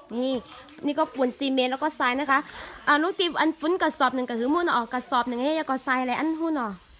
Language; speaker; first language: Thai; non-native, local second language; Khün